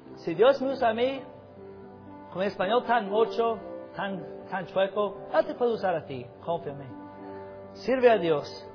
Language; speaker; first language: Spanish; non-native, fluent; English